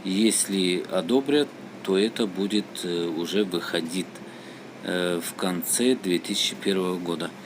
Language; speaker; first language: Russian; non-native, learner; Tajik